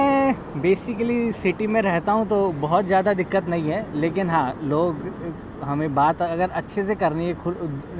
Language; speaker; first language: Hindi; native; Hindi